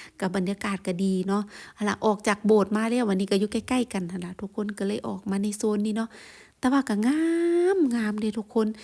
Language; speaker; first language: Thai; non-native, local second language; Lao